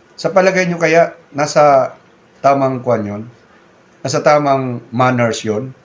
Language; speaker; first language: Filipino; non-native, local second language; Cebuano